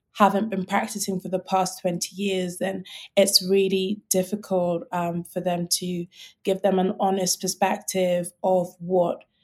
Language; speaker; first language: English; native; English